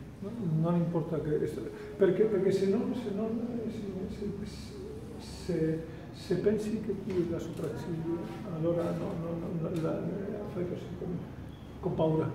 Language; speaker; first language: Italian; non-native, fluent; Spanish